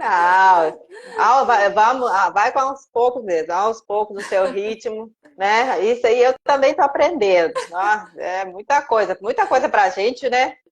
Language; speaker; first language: Portuguese; non-native, fluent; Japanese